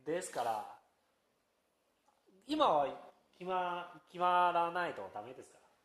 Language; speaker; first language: Japanese; non-native, learner; Chinese